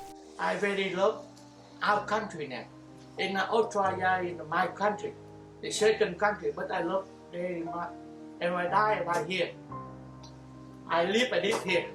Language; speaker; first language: English; non-native, learner; Vietnamese